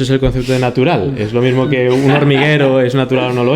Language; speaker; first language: Spanish; native; Spanish